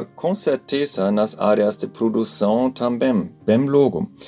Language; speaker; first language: Portuguese; non-native, learner; German